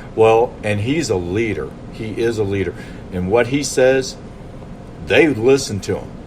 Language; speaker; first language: English; native; English